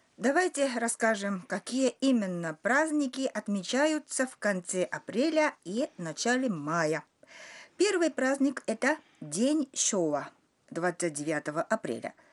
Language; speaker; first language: Russian; non-native, fluent; Japanese